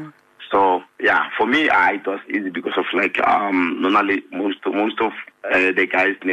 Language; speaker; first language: English; non-native, local second language; Northern Sotho